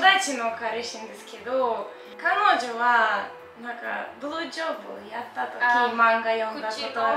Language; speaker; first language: Japanese; non-native, learner; Russian